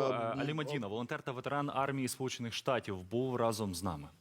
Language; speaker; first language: Ukrainian; native; Ukrainian